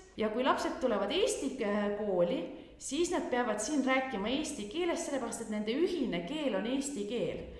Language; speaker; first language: Estonian; native; Estonian